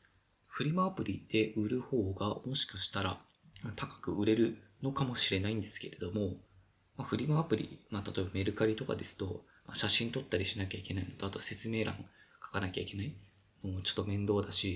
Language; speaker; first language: Japanese; native; Japanese